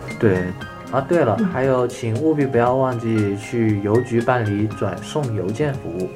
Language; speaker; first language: Chinese; native; Chinese